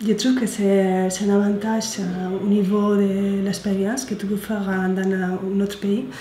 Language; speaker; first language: French; non-native, learner; Spanish